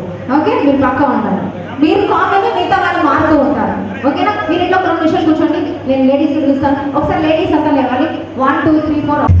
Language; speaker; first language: Telugu; native; Telugu